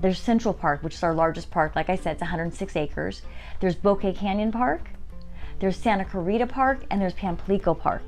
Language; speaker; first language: English; native; English